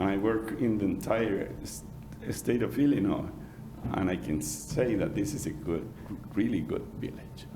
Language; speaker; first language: English; non-native, fluent; Spanish